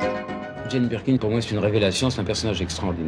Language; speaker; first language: French; native; French